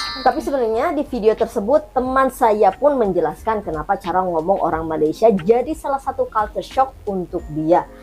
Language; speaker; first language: Indonesian; native; Indonesian